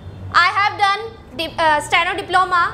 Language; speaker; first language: English; non-native, learner; Hindi